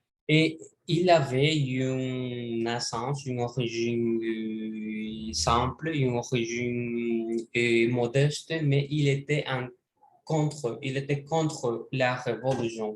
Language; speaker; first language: French; non-native, learner; Spanish